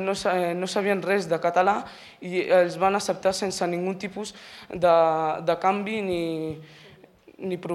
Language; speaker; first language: Catalan; non-native, local second language; Spanish